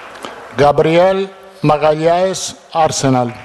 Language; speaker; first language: Portuguese; non-native, fluent; Italian